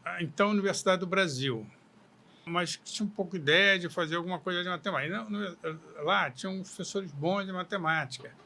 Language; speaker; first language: Portuguese; native; Portuguese